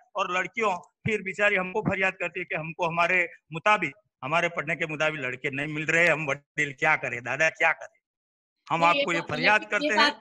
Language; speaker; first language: Hindi; non-native, local second language; Gujarati